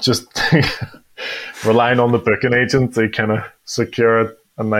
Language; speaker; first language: English; native; English